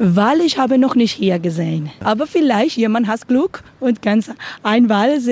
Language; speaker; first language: German; non-native, learner; Spanish